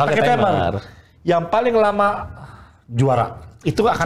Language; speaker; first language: Indonesian; native; Indonesian